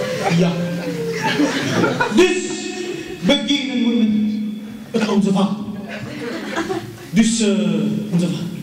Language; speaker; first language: Dutch; non-native, local second language; French